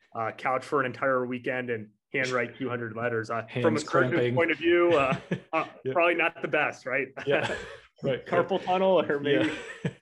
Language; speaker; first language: English; native; English